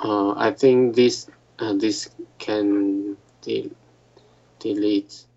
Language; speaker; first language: English; non-native, learner; Chinese